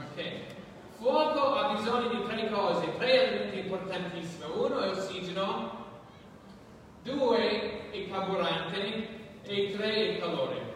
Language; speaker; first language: Italian; non-native, fluent; English